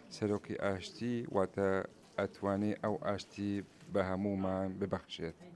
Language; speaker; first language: Central Kurdish; non-native, local second language; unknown